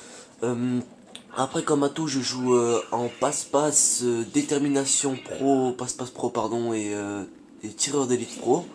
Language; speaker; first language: French; native; French